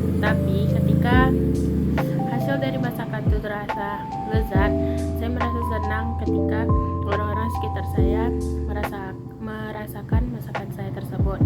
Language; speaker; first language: Indonesian; non-native, local second language; Minangkabau